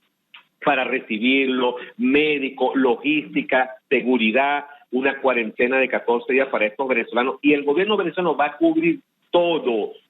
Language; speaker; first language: Spanish; native; Spanish